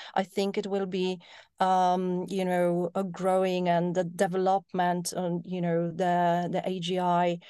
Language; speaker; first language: English; non-native, fluent; Polish